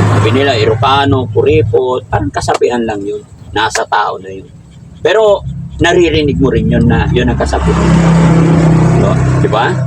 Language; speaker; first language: Filipino; non-native, local second language; Pangasinan